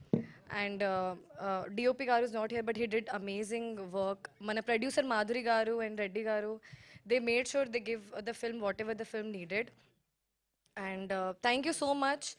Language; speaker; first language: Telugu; non-native, learner; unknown